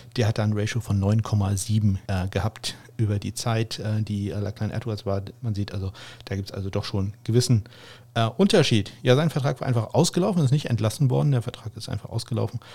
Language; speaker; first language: German; native; German